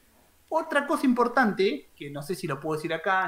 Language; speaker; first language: Spanish; native; Spanish